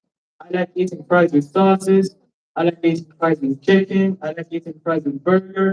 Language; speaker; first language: English; non-native, learner; Arabic